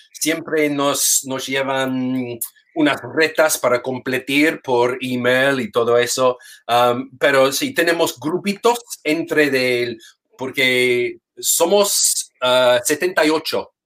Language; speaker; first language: Spanish; non-native, fluent; English